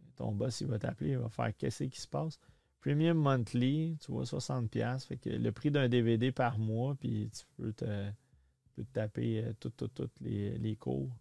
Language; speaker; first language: French; native; French